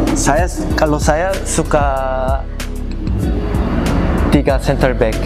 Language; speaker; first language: Indonesian; non-native, learner; Korean